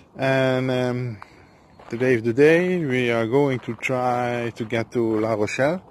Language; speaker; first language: English; non-native, fluent; Dutch